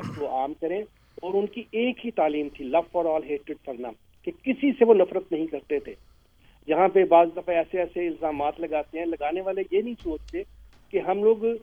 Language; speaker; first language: Urdu; native; Urdu